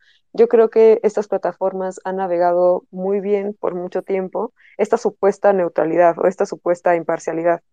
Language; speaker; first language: Spanish; native; Spanish